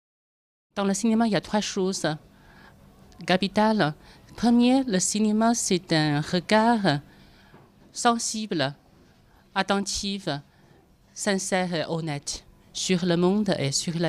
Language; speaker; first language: French; non-native, fluent; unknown